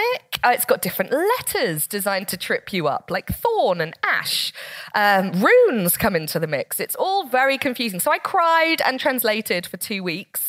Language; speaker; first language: English; native; English